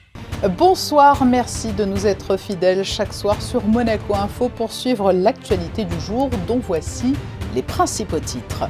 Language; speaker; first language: French; native; French